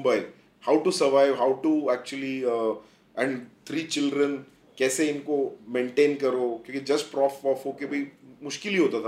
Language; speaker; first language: English; non-native, local second language; Kannada